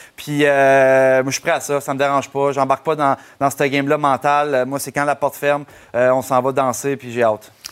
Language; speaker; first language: French; native; French